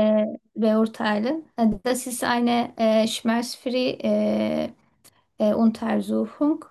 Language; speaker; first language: German; non-native, learner; Turkish